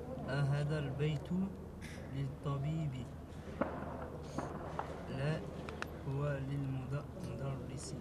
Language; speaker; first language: Arabic; non-native, learner; French